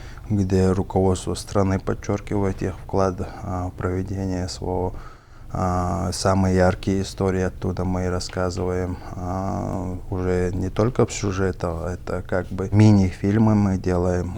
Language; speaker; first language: Russian; non-native, local second language; Chechen